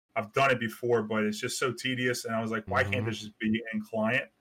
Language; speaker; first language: English; native; English